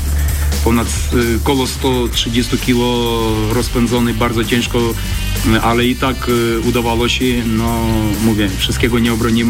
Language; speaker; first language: Polish; non-native, fluent; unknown